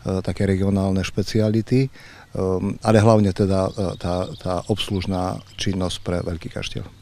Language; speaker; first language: Slovak; native; Slovak